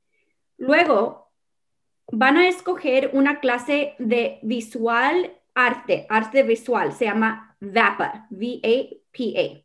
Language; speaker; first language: Spanish; early bilingual, other home language; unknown